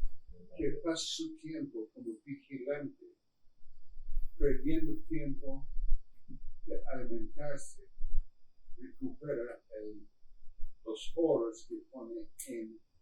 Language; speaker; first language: Spanish; non-native, learner; English